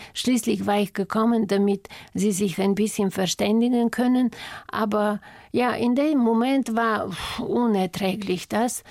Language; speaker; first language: German; non-native, fluent; Bulgarian